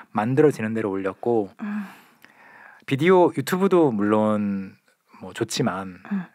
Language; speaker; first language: Korean; native; Korean